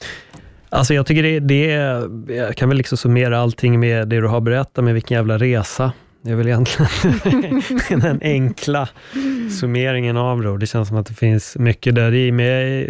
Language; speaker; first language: Swedish; native; Swedish